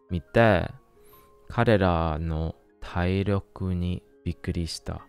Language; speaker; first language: Japanese; non-native, learner; English